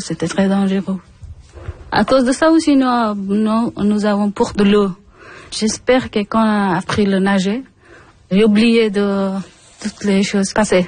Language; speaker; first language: French; non-native, learner; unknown